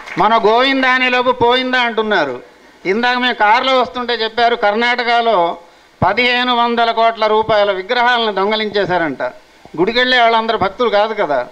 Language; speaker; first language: Telugu; non-native, local second language; Hindi